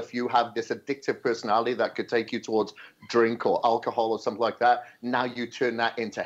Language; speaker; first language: English; native; English